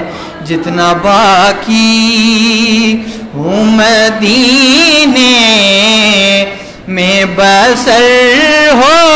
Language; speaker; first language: Urdu; native; Urdu